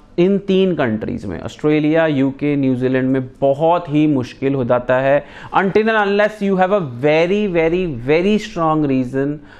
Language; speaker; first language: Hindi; non-native, local second language; Punjabi